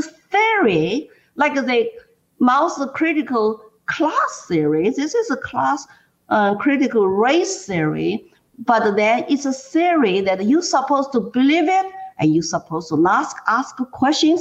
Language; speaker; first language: English; non-native, fluent; Chinese